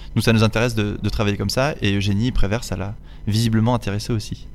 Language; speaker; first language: French; native; French